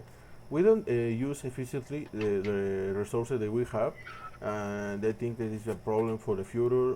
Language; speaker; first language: English; non-native, learner; Spanish